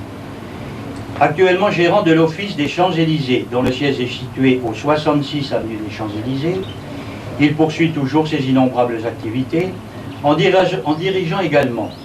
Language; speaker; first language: French; native; French